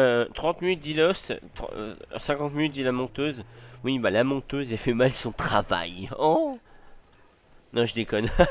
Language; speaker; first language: French; native; French